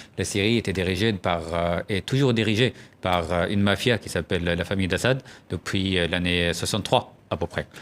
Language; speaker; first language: French; non-native, fluent; Arabic